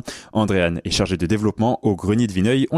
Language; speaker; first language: French; native; French